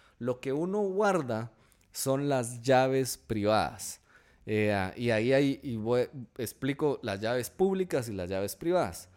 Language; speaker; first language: Spanish; native; Spanish